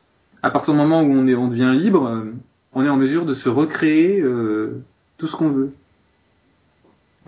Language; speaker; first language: French; native; French